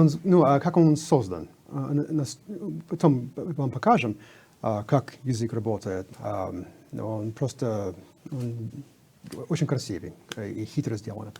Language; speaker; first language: Russian; non-native, fluent; English